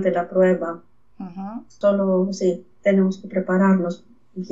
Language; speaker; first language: Spanish; non-native, fluent; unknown